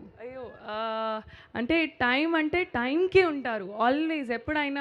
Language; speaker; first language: Telugu; non-native, learner; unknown